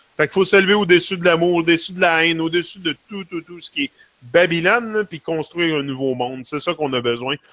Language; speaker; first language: French; native; French